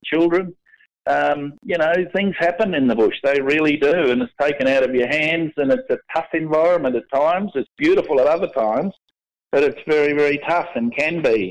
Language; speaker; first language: English; native; English